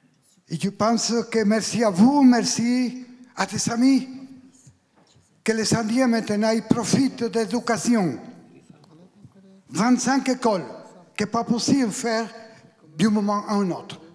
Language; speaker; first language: French; non-native, learner; Spanish